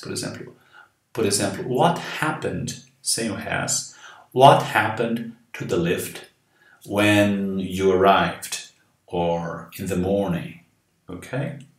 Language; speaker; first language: English; non-native, fluent; Portuguese